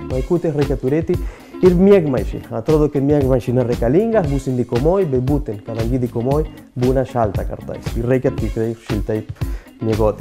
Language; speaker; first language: Lithuanian; non-native, fluent; Spanish